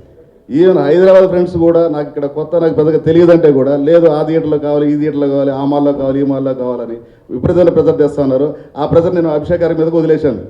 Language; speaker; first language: Telugu; native; Telugu